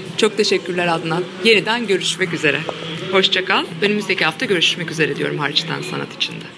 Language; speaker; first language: Turkish; native; Turkish